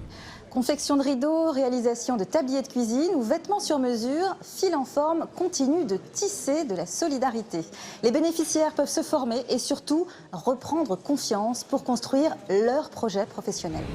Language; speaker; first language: French; native; French